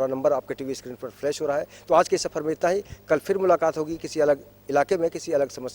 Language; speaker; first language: Hindi; native; Hindi